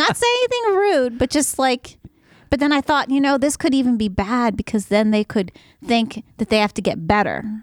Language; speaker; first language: English; native; English